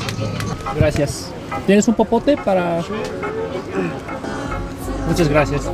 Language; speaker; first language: Spanish; non-native, learner; English